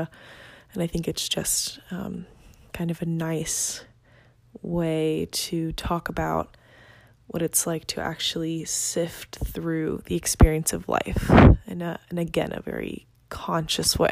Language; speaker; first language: English; non-native, fluent; Spanish